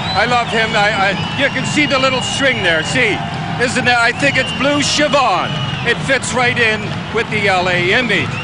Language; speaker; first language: English; native; English